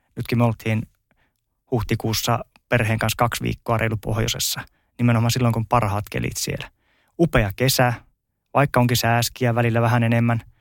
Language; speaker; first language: Finnish; native; Finnish